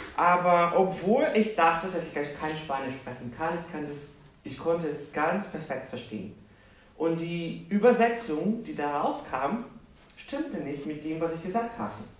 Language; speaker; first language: German; non-native, fluent; Portuguese